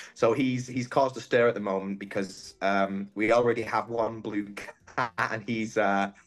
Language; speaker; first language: English; native; English